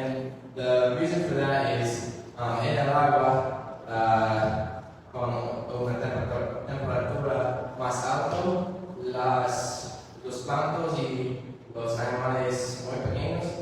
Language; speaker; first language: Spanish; non-native, learner; English